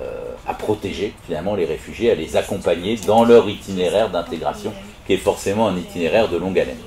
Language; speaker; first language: French; native; French